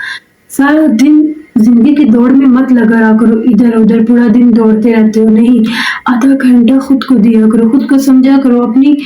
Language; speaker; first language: Urdu; native; Urdu